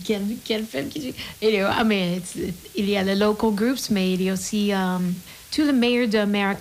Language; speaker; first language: French; non-native, learner; English